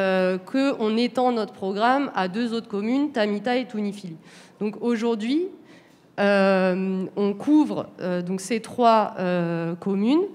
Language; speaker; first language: French; native; French